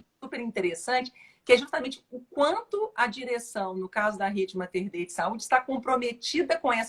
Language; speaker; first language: Portuguese; native; Portuguese